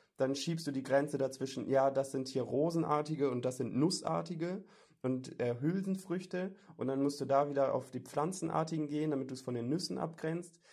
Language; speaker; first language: German; native; German